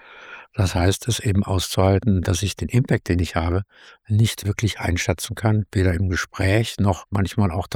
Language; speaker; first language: German; native; German